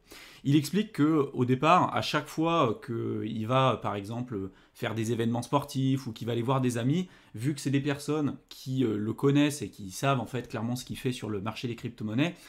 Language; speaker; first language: French; native; French